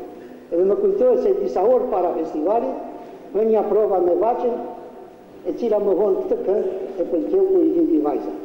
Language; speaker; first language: Albanian; native; Albanian